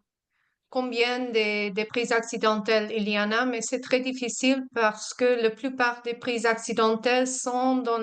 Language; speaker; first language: French; non-native, fluent; English